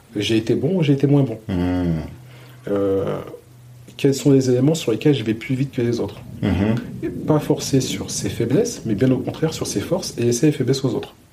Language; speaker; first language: French; native; French